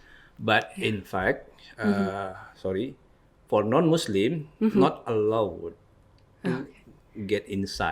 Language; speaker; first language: English; non-native, learner; Indonesian